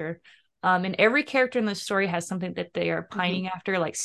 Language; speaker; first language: English; native; English